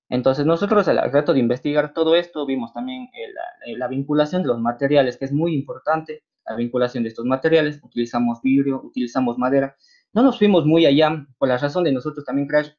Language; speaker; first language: Spanish; native; Spanish